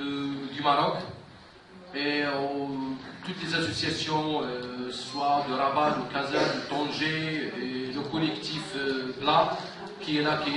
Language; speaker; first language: French; non-native, local second language; Arabic